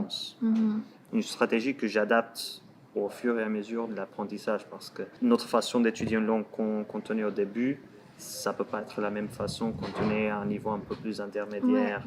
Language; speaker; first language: French; non-native, fluent; Portuguese